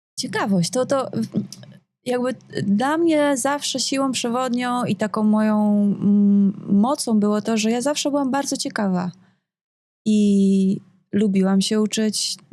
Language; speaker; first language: Polish; native; Polish